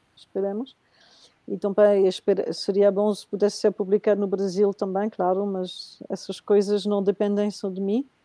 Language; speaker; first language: Portuguese; non-native, fluent; Spanish